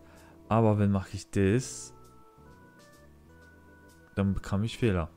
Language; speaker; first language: German; non-native, learner; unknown